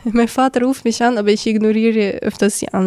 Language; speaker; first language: German; early bilingual, other home language; Chechen